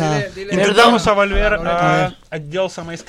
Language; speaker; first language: Spanish; non-native, learner; Russian